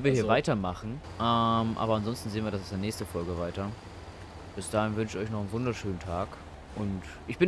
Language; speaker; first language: German; native; German